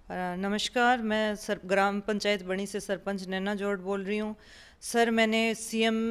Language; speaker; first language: Hindi; native; Hindi